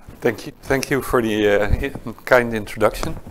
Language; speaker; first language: English; non-native, fluent; Dutch